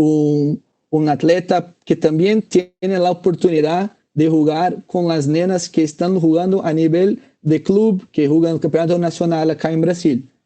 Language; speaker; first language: Spanish; non-native, fluent; Portuguese